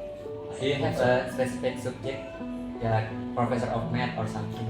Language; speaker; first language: English; non-native, fluent; Indonesian